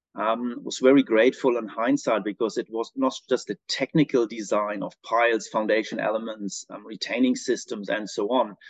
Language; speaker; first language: English; non-native, fluent; German